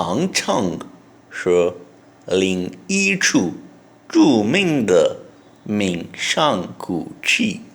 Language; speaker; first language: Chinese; non-native, learner; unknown